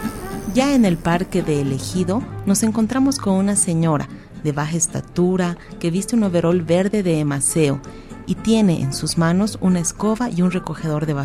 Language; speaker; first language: Spanish; native; Spanish